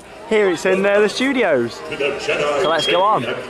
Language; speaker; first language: English; native; English